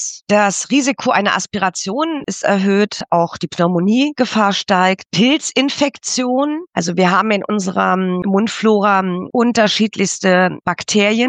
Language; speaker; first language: German; native; German